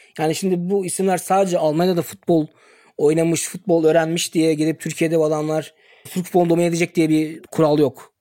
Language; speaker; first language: Turkish; early bilingual, heritage; Turkish